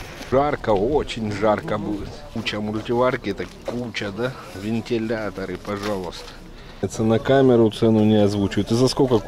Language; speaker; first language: Russian; native; Russian